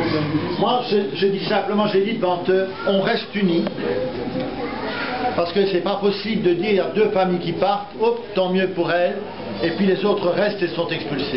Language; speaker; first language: French; native; French